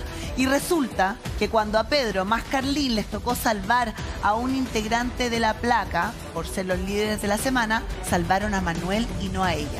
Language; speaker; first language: Spanish; native; Spanish